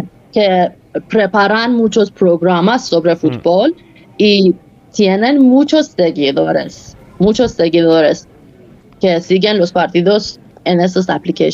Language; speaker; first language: Spanish; non-native, fluent; Persian